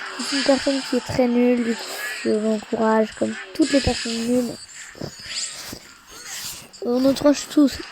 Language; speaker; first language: French; native; French